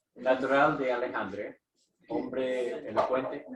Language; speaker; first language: Spanish; non-native, learner; English